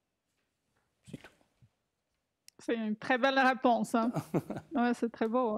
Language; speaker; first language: French; non-native, fluent; Bulgarian